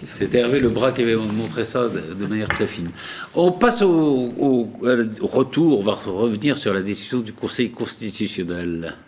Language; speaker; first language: French; native; French